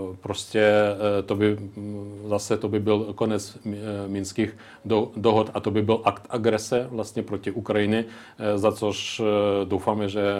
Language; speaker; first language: Czech; non-native, local second language; Ukrainian